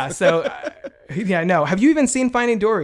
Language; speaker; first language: English; native; English